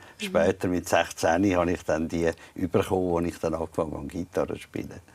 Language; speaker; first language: German; native; German